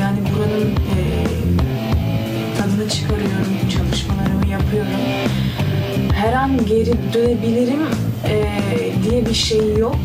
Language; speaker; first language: Turkish; early bilingual, heritage; Turkish